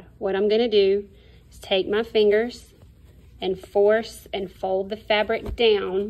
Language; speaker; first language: English; native; English